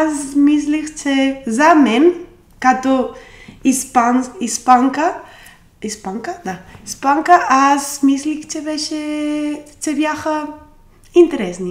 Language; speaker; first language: Bulgarian; non-native, learner; Spanish